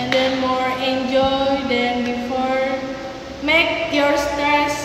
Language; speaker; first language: English; non-native, learner; Indonesian